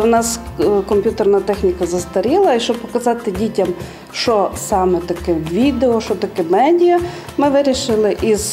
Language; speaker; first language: Ukrainian; native; Ukrainian